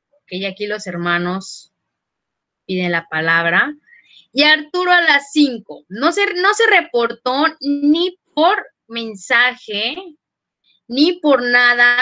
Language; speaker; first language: Spanish; native; Spanish